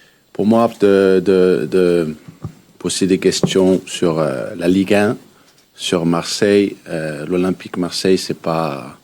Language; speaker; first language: French; early bilingual, heritage; Danish